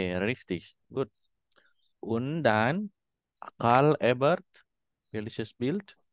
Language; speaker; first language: German; non-native, fluent; Indonesian